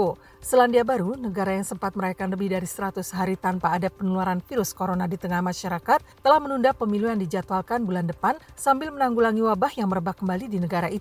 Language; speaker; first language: Indonesian; native; Indonesian